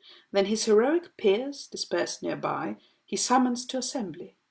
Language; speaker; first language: English; non-native, fluent; Greek